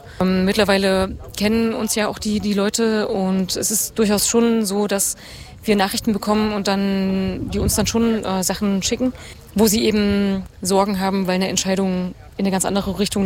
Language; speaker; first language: German; native; German